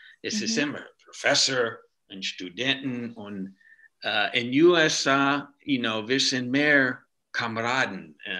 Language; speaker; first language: German; non-native, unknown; English